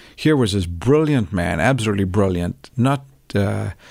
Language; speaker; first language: English; non-native, local second language; Tamil